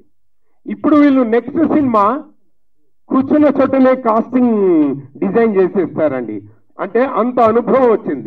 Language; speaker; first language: Telugu; native; Telugu